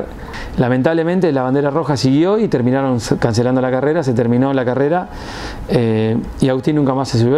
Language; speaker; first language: Spanish; native; Spanish